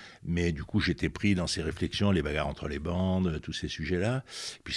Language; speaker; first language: French; native; French